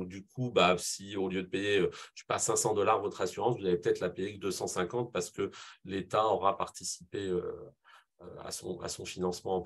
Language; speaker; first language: French; native; French